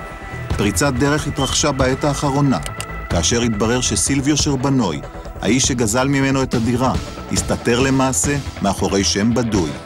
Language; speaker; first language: Hebrew; native; Hebrew